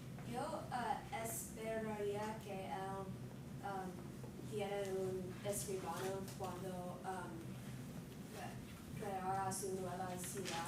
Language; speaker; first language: Spanish; non-native, learner; English